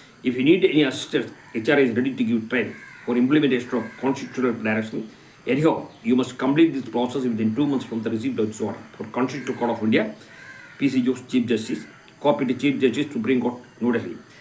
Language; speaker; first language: English; non-native, local second language; Malayalam